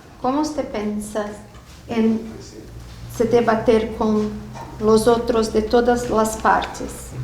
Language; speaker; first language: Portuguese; non-native, learner; Spanish